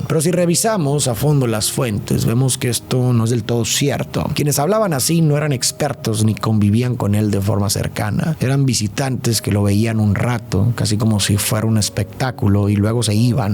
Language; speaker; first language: Spanish; native; Spanish